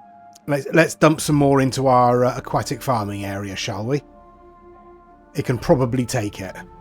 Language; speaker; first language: English; native; English